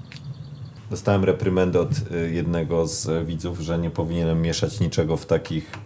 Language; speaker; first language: Polish; native; Polish